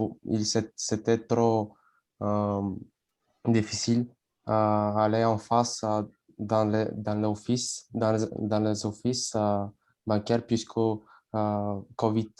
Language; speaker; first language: French; non-native, learner; Bulgarian